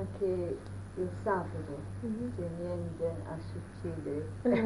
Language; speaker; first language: Italian; early bilingual, heritage; Italian